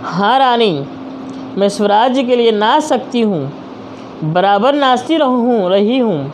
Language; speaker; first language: Hindi; non-native, local second language; Telugu